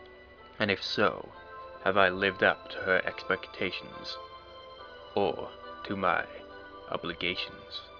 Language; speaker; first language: English; native; English